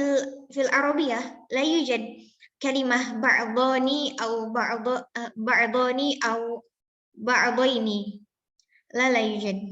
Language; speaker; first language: Arabic; non-native, learner; Indonesian